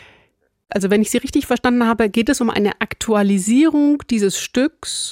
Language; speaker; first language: German; native; German